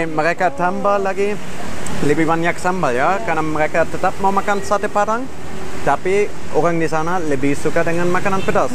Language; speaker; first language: Indonesian; non-native, fluent; German